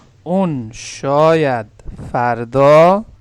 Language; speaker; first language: Persian; non-native, fluent; Urdu